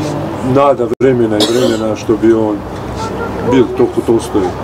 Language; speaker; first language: Russian; non-native, learner; Serbian